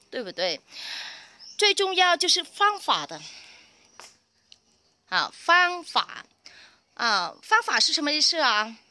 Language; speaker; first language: Chinese; non-native, fluent; Vietnamese